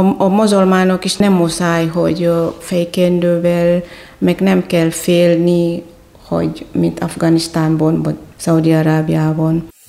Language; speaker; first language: Hungarian; non-native, fluent; Indonesian